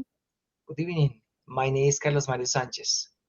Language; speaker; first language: English; non-native, learner; Spanish